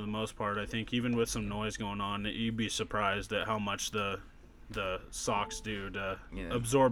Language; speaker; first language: English; native; English